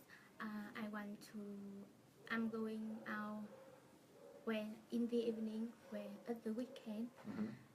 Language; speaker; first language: English; non-native, learner; Vietnamese